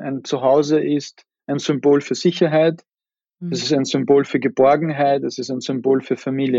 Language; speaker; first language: German; native; German